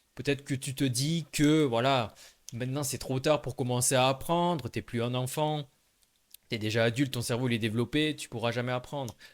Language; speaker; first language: French; native; French